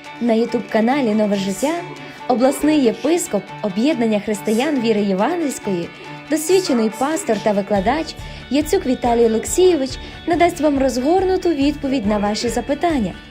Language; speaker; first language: Ukrainian; native; Ukrainian